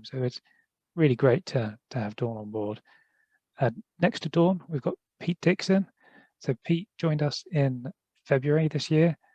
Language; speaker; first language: English; native; English